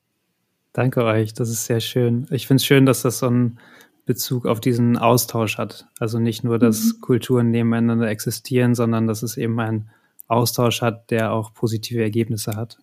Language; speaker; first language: German; native; German